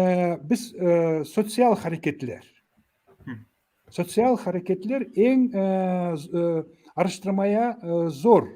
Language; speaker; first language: Turkish; non-native, learner; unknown